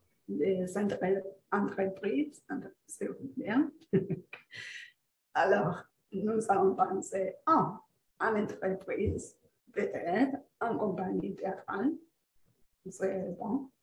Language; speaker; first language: French; non-native, fluent; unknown